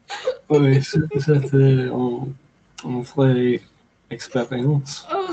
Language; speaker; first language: French; non-native, learner; English